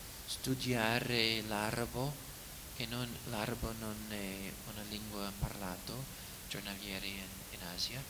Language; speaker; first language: Italian; non-native, fluent; English